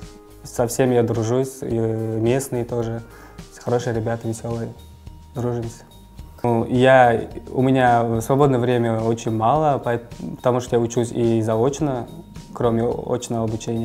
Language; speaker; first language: Russian; non-native, fluent; Uzbek